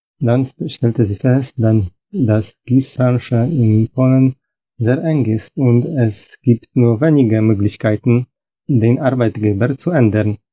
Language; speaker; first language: German; non-native, fluent; Polish